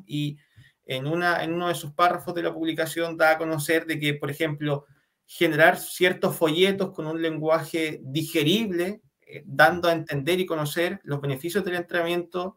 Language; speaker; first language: Spanish; native; Spanish